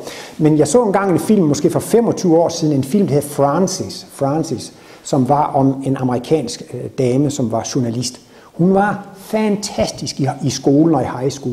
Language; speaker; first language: Danish; native; Danish